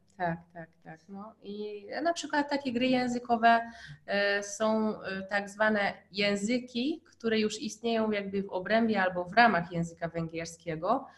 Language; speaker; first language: Polish; non-native, fluent; Hungarian